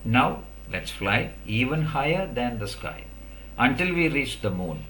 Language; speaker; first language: English; non-native, local second language; Malayalam